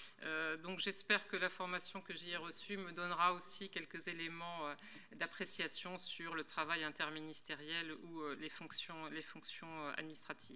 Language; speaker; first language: French; native; French